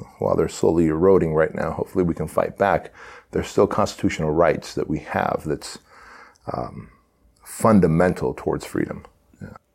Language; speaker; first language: English; early bilingual, other home language; Armenian